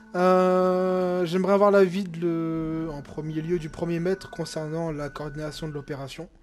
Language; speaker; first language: French; native; French